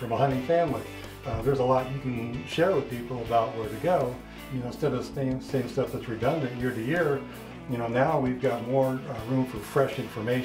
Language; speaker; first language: English; native; English